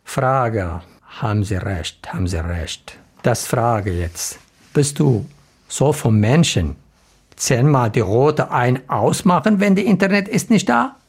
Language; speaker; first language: German; non-native, learner; Arabic